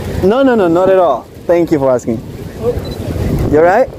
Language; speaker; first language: English; non-native, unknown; Portuguese